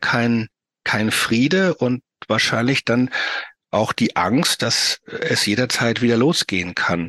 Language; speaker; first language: German; native; German